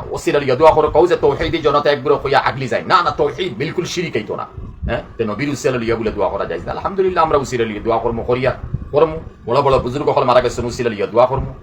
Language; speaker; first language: Bangla; non-native, local second language; Sylheti